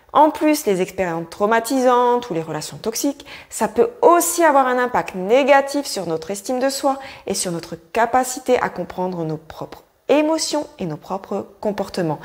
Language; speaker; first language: French; native; French